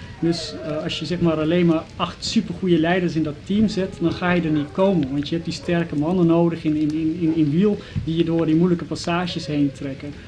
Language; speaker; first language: Dutch; native; Dutch